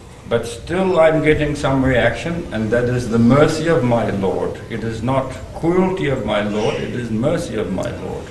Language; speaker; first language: English; non-native, local second language; Bangla